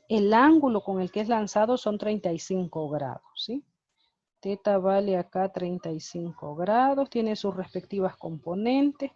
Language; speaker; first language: Spanish; native; Spanish